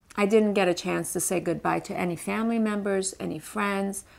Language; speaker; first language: English; early bilingual, other home language; Persian